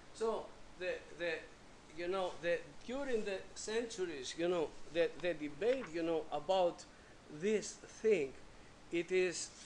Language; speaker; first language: English; native; English